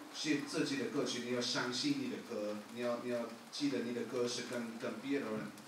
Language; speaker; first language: Chinese; non-native, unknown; English